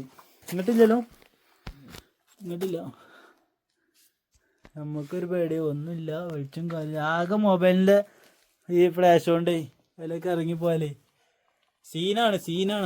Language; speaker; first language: Malayalam; native; Malayalam